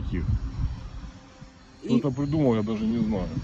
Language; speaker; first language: Russian; native; Russian